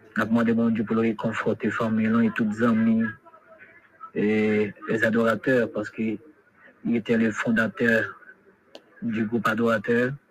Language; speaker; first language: French; non-native, local second language; Haitian Creole